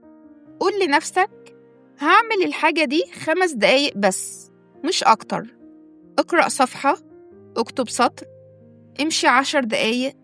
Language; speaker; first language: Arabic; native; Arabic